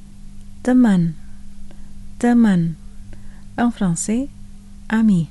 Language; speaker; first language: French; non-native, fluent; Indonesian